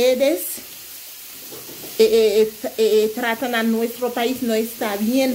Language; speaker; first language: Spanish; non-native, local second language; Haitian Creole